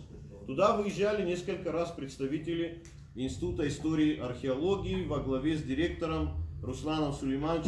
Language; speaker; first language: Russian; native; Russian